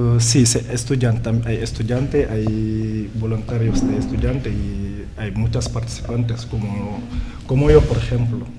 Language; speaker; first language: Spanish; non-native, learner; Wolof